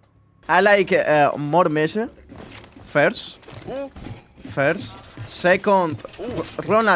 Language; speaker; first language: English; non-native, learner; Spanish